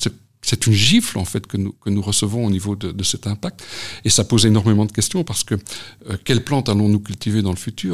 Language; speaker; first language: French; native; French